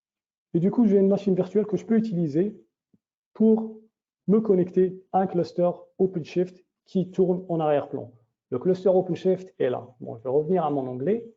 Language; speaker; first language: French; native; French